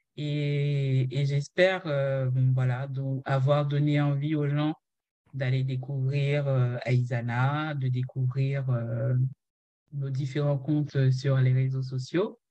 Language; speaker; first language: French; non-native, local second language; Haitian Creole